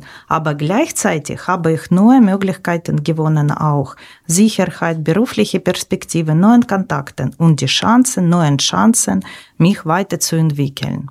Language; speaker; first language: German; non-native, learner; Ukrainian